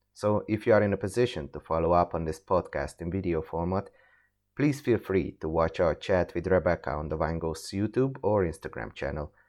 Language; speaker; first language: English; non-native, fluent; Hungarian